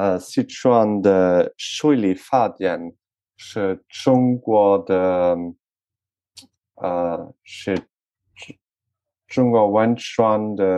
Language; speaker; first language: Chinese; non-native, learner; French